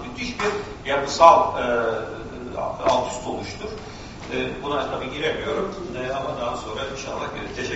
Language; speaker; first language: Turkish; native; Turkish